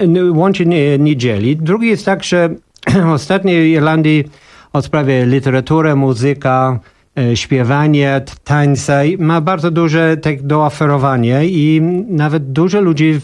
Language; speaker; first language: Polish; non-native, learner; English